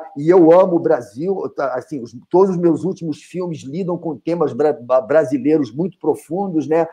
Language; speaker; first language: Portuguese; native; Portuguese